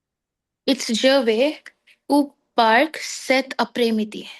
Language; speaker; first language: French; non-native, learner; Hindi